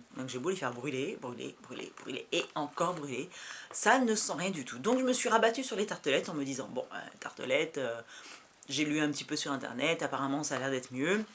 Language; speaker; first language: French; native; French